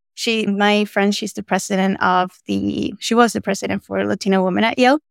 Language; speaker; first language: English; non-native, fluent; Spanish